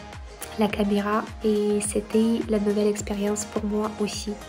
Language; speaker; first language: French; non-native, fluent; Russian